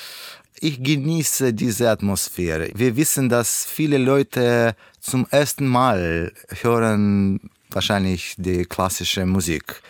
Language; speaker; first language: German; non-native, learner; Russian